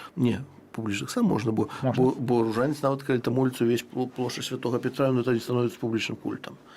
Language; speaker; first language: Belarusian; native; Belarusian